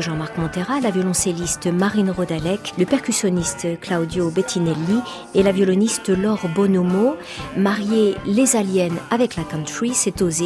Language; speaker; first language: French; native; French